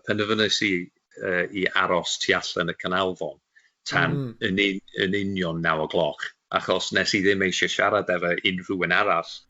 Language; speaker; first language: Welsh; non-native, local second language; English